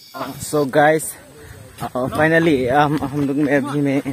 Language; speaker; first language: Hindi; non-native, local second language; Karbi